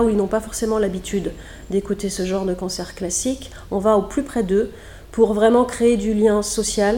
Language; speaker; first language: French; native; French